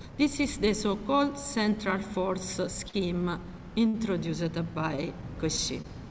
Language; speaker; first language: English; non-native, fluent; Italian